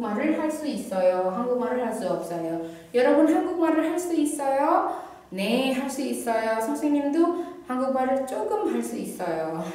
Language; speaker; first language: Korean; non-native, fluent; Indonesian